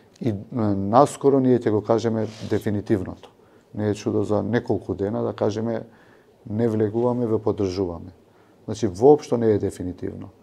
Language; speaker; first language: Macedonian; non-native, local second language; Albanian